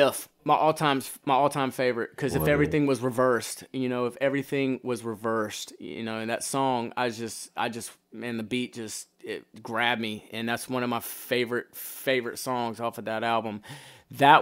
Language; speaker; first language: English; native; English